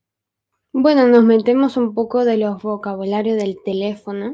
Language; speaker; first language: Spanish; non-native, fluent; Chinese